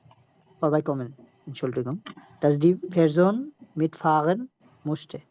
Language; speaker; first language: German; non-native, learner; Bangla